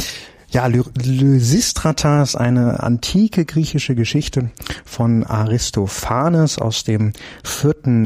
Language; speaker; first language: German; native; German